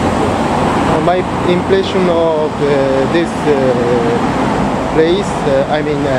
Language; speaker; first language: English; non-native, learner; Japanese